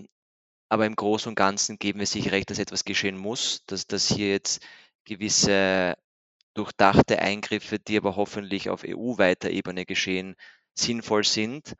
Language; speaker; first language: German; native; German